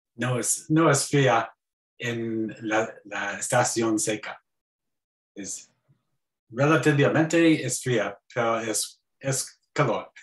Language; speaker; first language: Spanish; non-native, learner; English